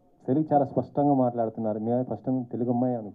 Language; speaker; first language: Telugu; native; Telugu